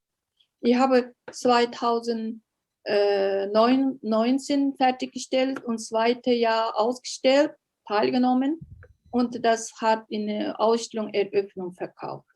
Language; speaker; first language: German; non-native, learner; Uyghur